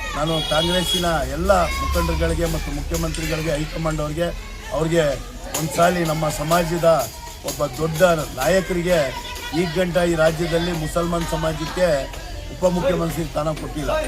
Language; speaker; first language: Kannada; non-native, local second language; Urdu